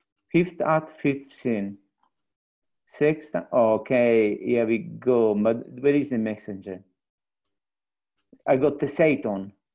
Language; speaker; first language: English; non-native, fluent; Italian